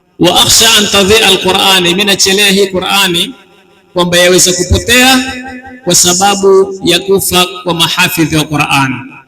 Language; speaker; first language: Swahili; native; Swahili